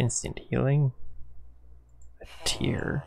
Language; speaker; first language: English; native; English